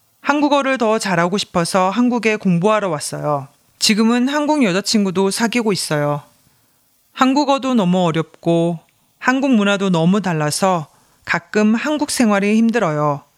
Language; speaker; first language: Korean; non-native, learner; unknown